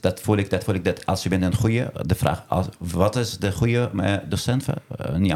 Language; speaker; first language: Dutch; non-native, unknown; Arabic